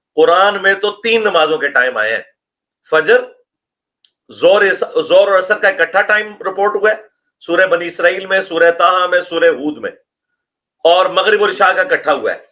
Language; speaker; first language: Urdu; non-native, local second language; Punjabi